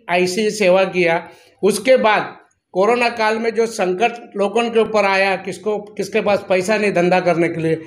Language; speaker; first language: Hindi; non-native, local second language; Marathi